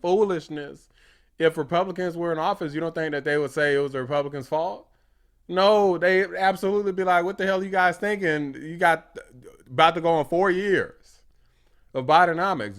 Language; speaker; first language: English; native; English